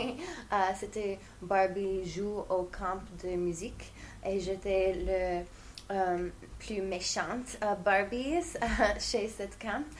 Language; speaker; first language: French; non-native, fluent; English